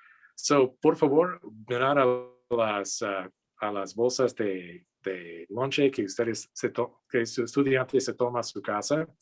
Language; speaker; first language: Spanish; non-native, learner; English